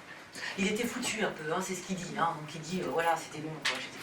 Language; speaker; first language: French; native; French